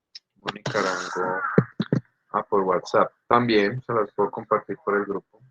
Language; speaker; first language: Spanish; native; Spanish